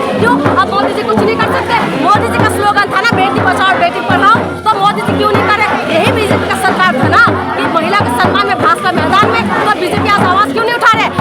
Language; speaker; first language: Hindi; non-native, local second language; Assamese